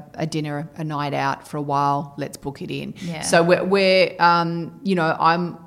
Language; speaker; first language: English; native; English